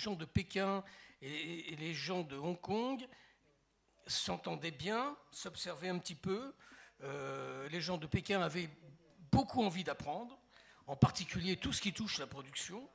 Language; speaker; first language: French; native; French